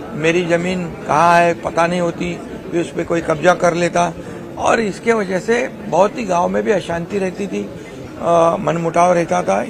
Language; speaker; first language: Hindi; non-native, local second language; Marathi